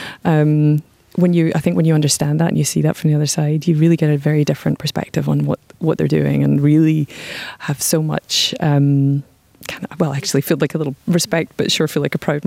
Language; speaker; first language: English; native; English